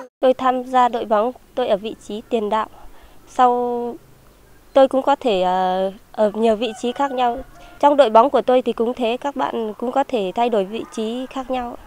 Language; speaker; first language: Vietnamese; non-native, local second language; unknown